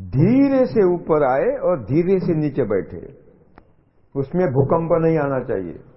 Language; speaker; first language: Hindi; non-native, local second language; Marathi